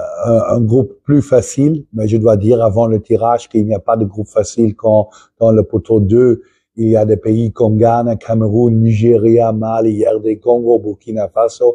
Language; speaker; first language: French; non-native, fluent; Dutch